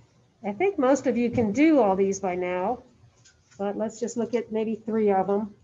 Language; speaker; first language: English; native; English